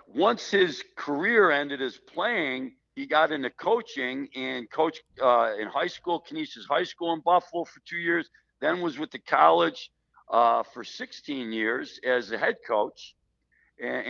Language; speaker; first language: English; native; English